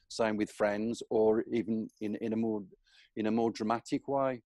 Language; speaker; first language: English; native; English